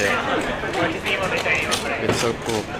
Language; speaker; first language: English; non-native, fluent; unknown